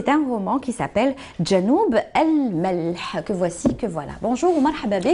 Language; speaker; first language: French; non-native, local second language; Arabic